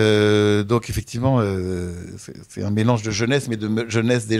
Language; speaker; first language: French; native; French